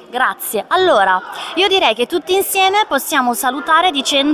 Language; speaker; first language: Italian; native; Italian